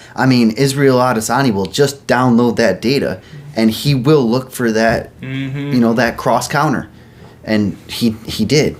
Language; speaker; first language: English; native; English